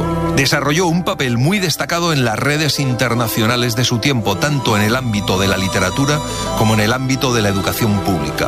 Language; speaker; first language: Spanish; native; Spanish